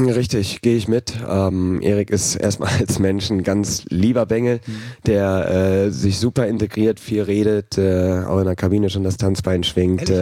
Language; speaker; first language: German; native; German